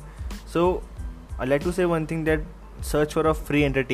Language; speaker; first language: English; non-native, local second language; Hindi